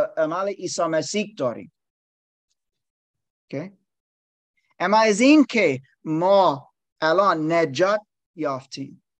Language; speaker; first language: Persian; non-native, learner; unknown